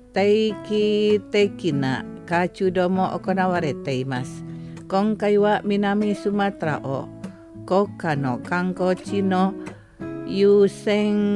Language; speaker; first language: Japanese; non-native, fluent; Indonesian